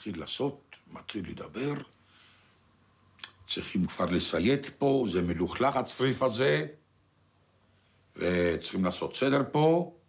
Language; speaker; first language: Hebrew; non-native, fluent; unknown